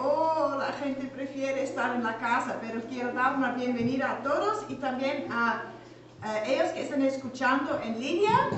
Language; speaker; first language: Spanish; non-native, learner; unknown